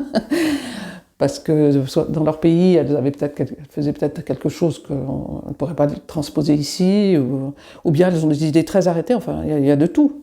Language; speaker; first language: French; native; French